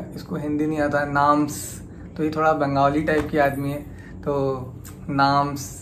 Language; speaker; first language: Hindi; native; Hindi